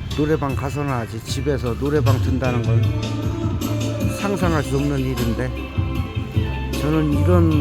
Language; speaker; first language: Korean; native; Korean